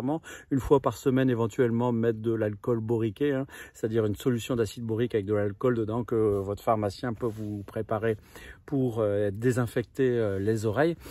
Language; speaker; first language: French; native; French